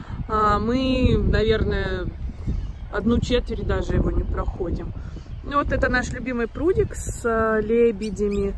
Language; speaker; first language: Russian; native; Russian